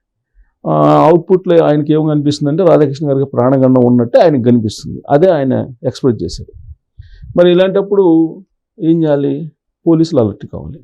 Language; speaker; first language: Telugu; native; Telugu